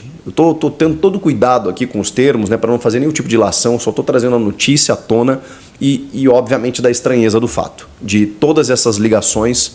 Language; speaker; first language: Portuguese; native; Portuguese